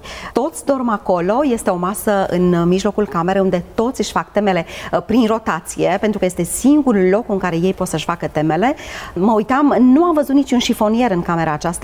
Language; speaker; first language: Romanian; native; Romanian